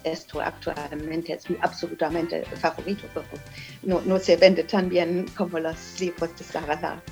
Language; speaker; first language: Spanish; non-native, learner; German